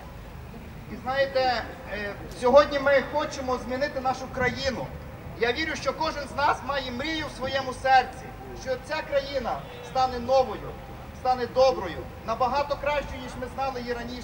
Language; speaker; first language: Ukrainian; native; Ukrainian